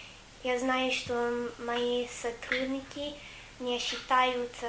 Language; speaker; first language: Russian; non-native, learner; English